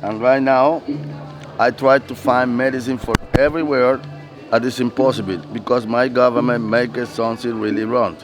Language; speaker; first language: English; non-native, learner; Spanish